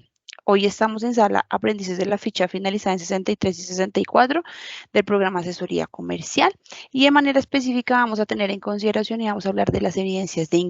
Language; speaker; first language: Spanish; native; Spanish